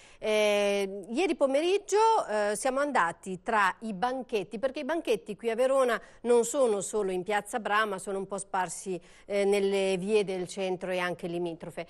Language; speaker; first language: Italian; native; Italian